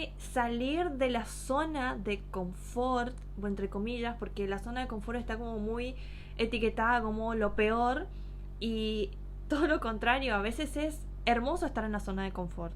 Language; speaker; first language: Spanish; native; Spanish